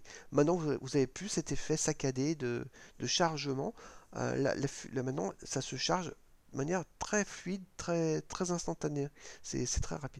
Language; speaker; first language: French; native; French